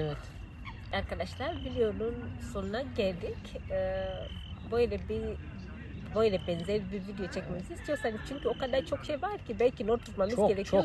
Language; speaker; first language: Turkish; non-native, fluent; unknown